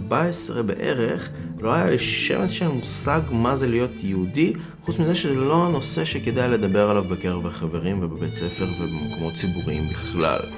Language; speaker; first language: Hebrew; non-native, fluent; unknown